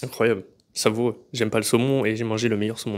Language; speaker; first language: French; native; French